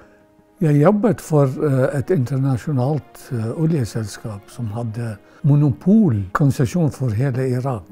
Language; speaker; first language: Norwegian; non-native, fluent; Arabic